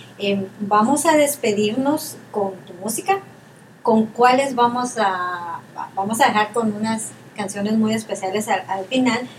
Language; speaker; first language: Spanish; native; Spanish